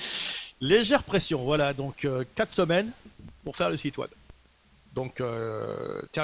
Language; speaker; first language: French; native; French